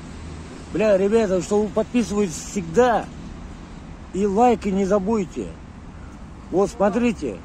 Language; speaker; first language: Russian; non-native, learner; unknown